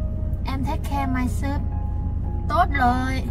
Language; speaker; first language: Vietnamese; non-native, fluent; Thai